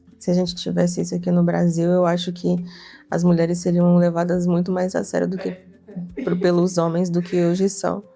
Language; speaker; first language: Portuguese; native; Portuguese